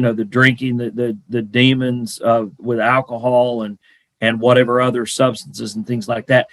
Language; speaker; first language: English; native; English